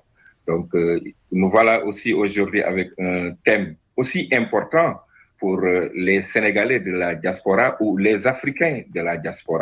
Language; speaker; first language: French; non-native, local second language; Wolof